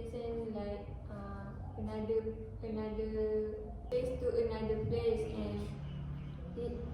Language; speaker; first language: English; non-native, learner; Malay